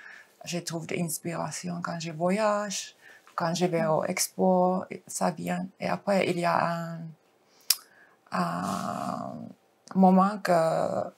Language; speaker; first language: French; non-native, fluent; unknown